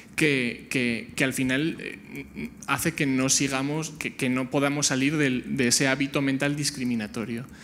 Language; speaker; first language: Spanish; native; Spanish